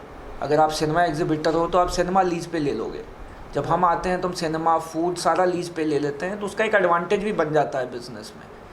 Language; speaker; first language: Hindi; native; Hindi